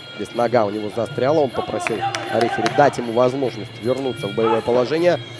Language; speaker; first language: Russian; native; Russian